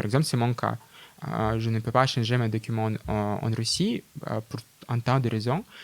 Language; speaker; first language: French; non-native, fluent; Russian